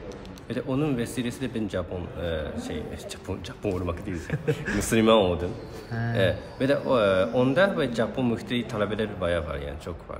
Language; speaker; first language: Turkish; non-native, fluent; Japanese